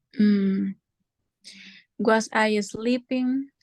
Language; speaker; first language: English; non-native, learner; Spanish